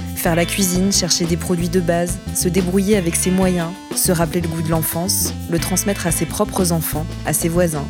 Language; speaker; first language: French; native; French